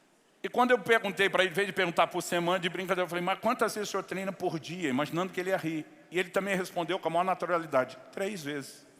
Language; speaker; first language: Portuguese; native; Portuguese